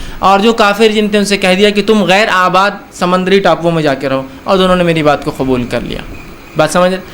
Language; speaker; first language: Urdu; native; Urdu